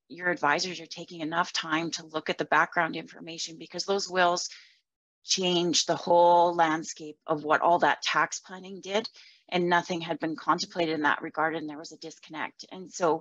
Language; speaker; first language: English; native; English